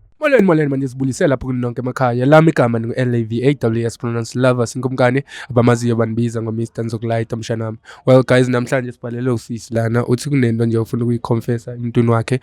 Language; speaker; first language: Zulu; non-native, local second language; Xhosa